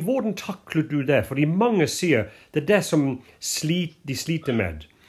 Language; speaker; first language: Norwegian; non-native, fluent; English